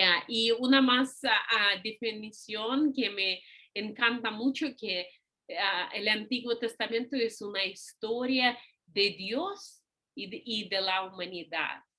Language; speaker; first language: Spanish; non-native, fluent; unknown